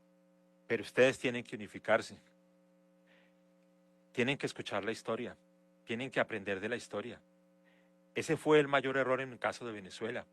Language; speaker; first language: Spanish; native; Spanish